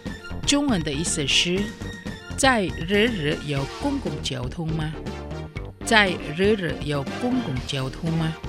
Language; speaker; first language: Chinese; early bilingual, heritage; Chinese